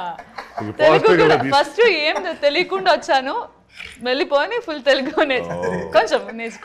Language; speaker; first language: Telugu; non-native, learner; Malayalam